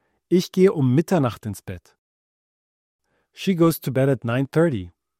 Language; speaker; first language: German; native; German